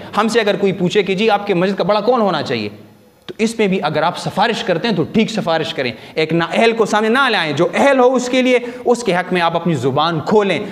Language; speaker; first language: Urdu; non-native, local second language; Pashto